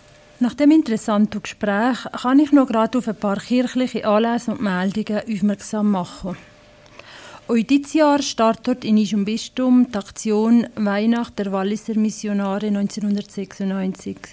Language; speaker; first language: German; native; German